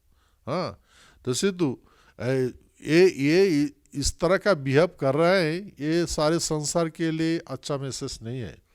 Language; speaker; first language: Hindi; non-native, local second language; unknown